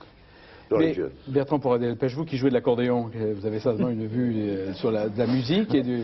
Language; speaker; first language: French; native; French